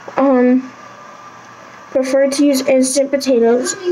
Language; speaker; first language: English; native; English